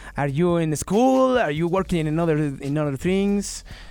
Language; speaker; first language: English; non-native, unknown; Spanish